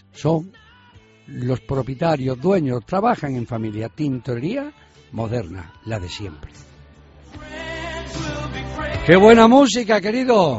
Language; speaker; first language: Spanish; native; Spanish